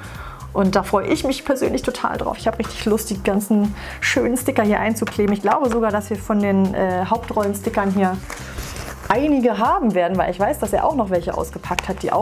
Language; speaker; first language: German; native; German